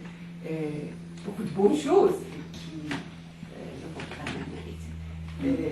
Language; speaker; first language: French; non-native, fluent; Persian